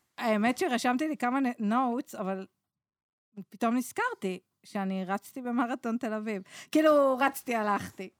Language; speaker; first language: Hebrew; native; Hebrew